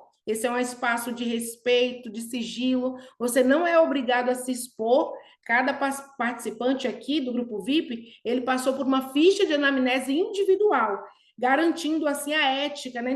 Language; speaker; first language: Portuguese; native; Portuguese